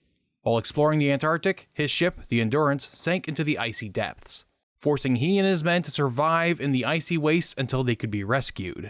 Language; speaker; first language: English; native; English